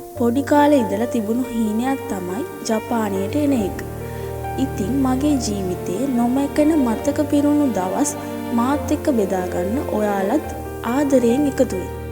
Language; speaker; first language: Sinhala; native; Sinhala